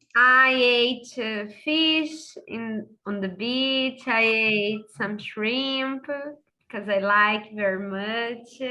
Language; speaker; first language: English; non-native, fluent; Portuguese